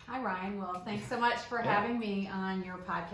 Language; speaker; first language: English; native; English